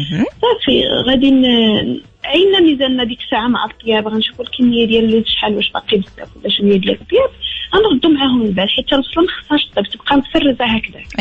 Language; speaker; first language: Arabic; native; Arabic